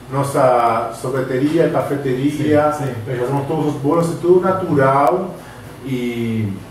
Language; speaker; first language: Portuguese; non-native, fluent; Spanish